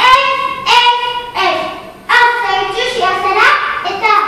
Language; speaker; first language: Basque; non-native, local second language; Spanish